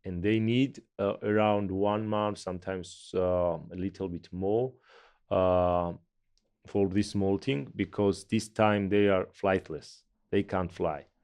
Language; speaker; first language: English; non-native, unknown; Georgian